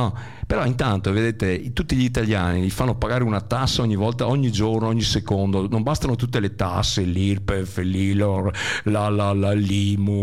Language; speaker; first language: Italian; native; Italian